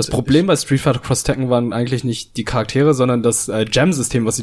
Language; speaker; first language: German; native; German